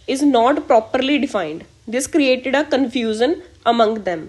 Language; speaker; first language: English; non-native, local second language; Punjabi